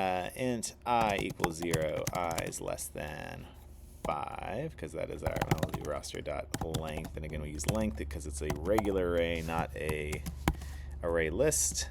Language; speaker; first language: English; native; English